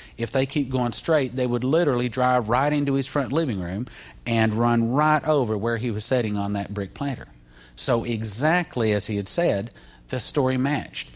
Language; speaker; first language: English; native; English